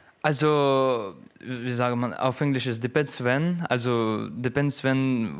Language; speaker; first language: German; non-native, learner; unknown